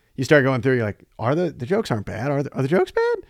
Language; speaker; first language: English; native; English